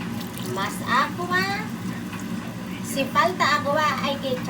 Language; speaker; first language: Spanish; non-native, learner; Filipino